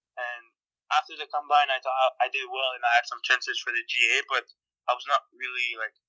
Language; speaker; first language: English; native; English